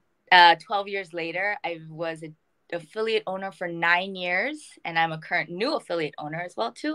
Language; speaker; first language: English; early bilingual, other home language; Korean